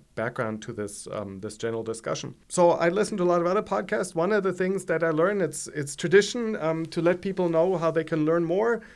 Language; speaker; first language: English; non-native, fluent; German